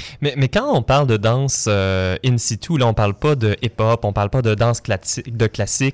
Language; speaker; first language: French; native; French